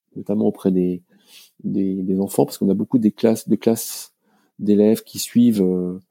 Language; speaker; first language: French; native; French